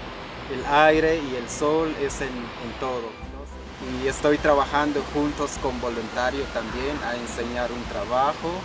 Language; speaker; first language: Spanish; non-native, local second language; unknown